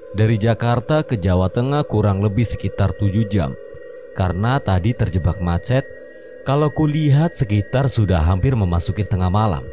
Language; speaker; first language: Indonesian; native; Indonesian